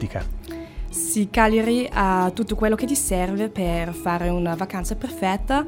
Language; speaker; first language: Italian; non-native, fluent; German